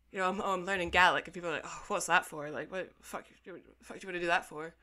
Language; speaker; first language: English; native; English